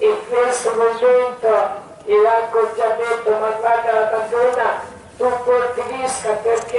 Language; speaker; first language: Italian; non-native, learner; Croatian